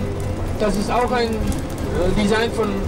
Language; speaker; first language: German; non-native, fluent; Spanish